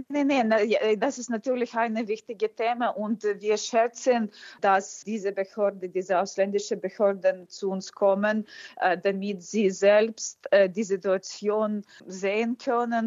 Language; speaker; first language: German; non-native, fluent; Ukrainian